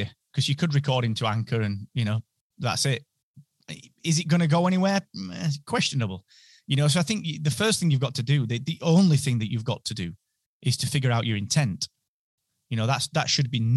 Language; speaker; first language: English; native; English